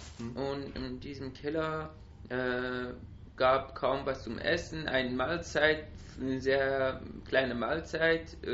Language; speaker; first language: German; non-native, learner; Persian